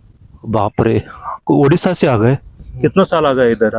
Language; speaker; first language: Hindi; non-native, local second language; Kannada